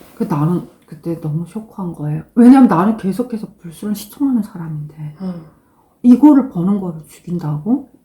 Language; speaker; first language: Korean; native; Korean